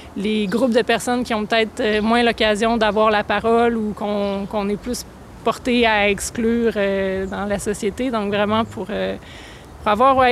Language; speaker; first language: French; native; French